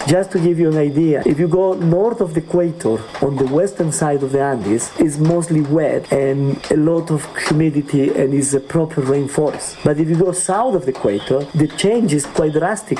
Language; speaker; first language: English; non-native, fluent; Spanish